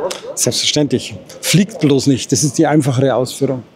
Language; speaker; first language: German; native; German